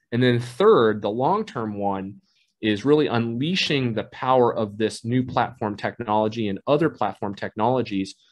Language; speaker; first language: English; native; English